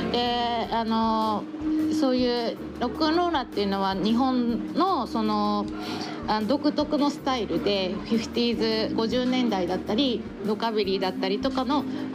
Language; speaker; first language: Japanese; native; Japanese